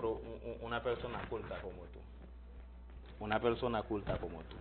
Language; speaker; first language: Spanish; non-native, learner; Haitian Creole